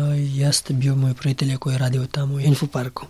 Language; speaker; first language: Serbian; non-native, learner; Pashto